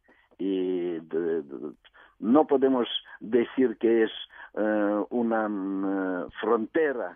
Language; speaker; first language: Spanish; non-native, fluent; Russian